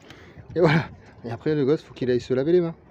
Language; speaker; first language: French; native; French